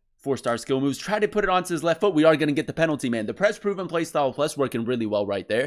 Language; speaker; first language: English; native; English